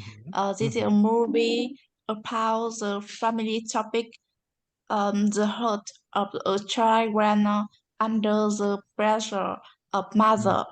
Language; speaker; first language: English; non-native, learner; Vietnamese